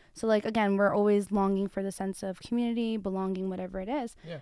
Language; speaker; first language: English; early bilingual, other home language; Tigrinya